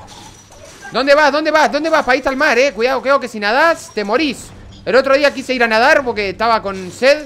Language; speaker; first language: Spanish; native; Spanish